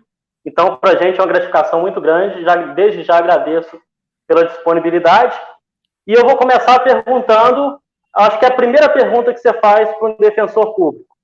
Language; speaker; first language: Portuguese; native; Portuguese